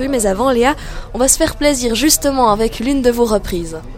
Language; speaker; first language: French; native; French